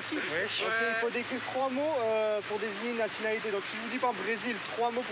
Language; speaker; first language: French; native; French